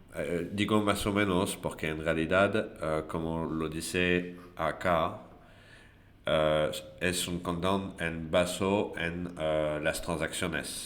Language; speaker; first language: Spanish; non-native, fluent; French